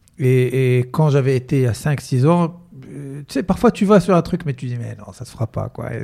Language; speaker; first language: French; non-native, local second language; Arabic